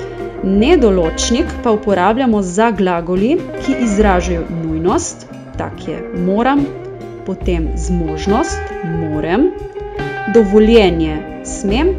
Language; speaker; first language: Slovenian; native; Slovenian